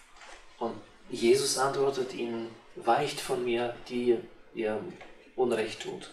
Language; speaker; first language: German; non-native, fluent; Russian